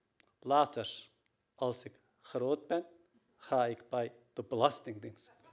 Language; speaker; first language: Dutch; non-native, fluent; Turkish